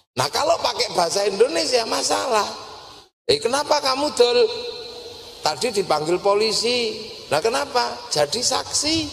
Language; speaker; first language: Indonesian; non-native, local second language; Javanese